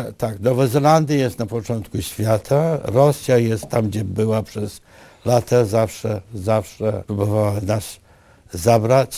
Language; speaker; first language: Polish; early bilingual, other home language; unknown